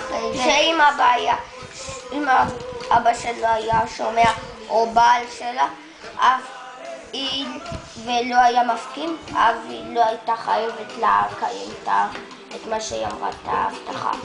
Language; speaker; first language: Hebrew; early bilingual, other home language; Spanish